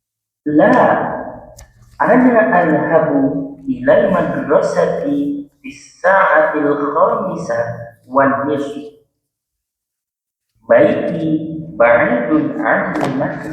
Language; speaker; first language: Arabic; non-native, learner; Indonesian